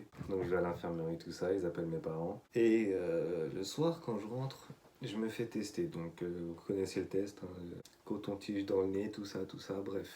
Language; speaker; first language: French; native; French